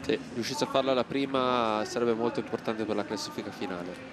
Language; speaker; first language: Italian; native; Italian